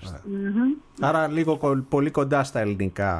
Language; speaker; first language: Greek; native; Greek